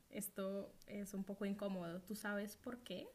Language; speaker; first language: Spanish; native; Spanish